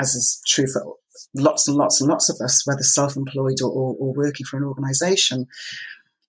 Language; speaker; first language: English; native; English